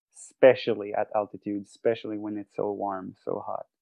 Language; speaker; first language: English; non-native, fluent; French